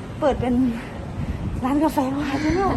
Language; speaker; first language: Thai; native; Thai